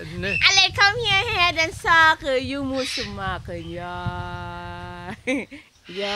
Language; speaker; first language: German; non-native, learner; Thai